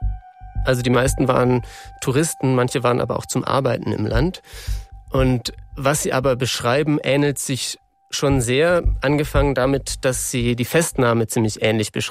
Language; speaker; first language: German; native; German